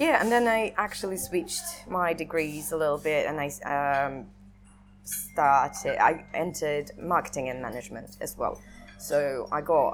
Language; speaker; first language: English; non-native, fluent; Russian